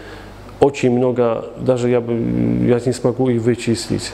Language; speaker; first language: Russian; non-native, fluent; Polish